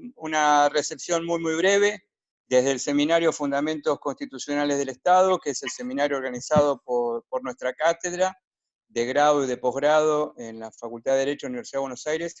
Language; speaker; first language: Spanish; native; Spanish